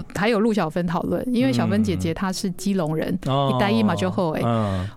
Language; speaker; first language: Chinese; native; Chinese